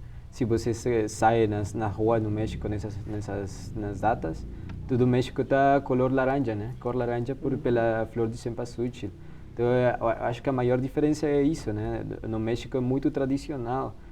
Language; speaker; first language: Portuguese; non-native, fluent; Spanish